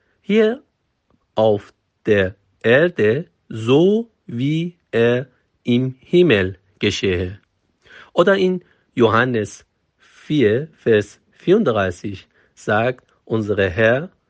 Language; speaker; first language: German; non-native, fluent; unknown